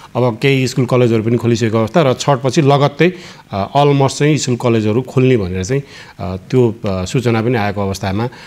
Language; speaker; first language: Nepali; native; Nepali